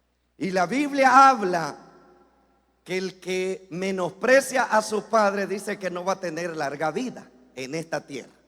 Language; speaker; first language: Spanish; native; Spanish